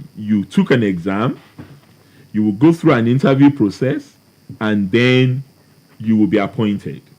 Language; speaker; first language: English; non-native, local second language; Yoruba